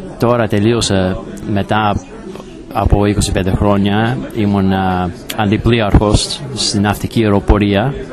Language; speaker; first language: Greek; early bilingual, heritage; English